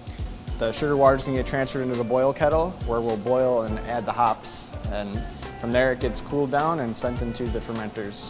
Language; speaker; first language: English; native; English